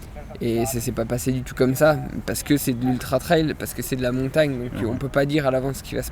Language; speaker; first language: French; native; French